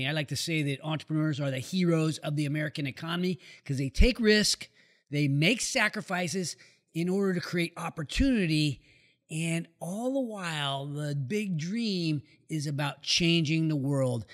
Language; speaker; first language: English; native; English